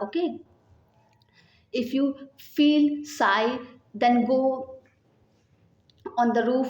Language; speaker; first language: English; non-native, learner; Hindi